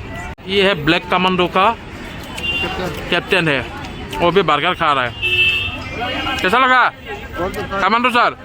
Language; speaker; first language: Hindi; non-native, local second language; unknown